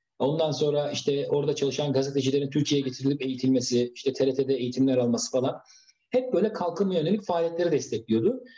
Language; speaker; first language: Turkish; native; Turkish